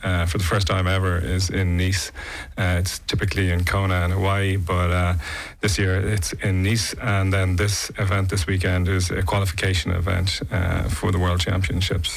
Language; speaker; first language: English; native; English